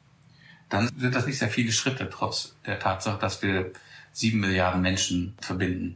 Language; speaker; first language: German; native; German